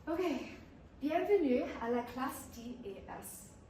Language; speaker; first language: French; non-native, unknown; English